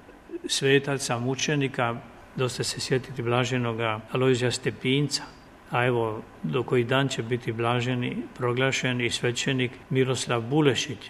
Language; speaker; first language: Croatian; native; Croatian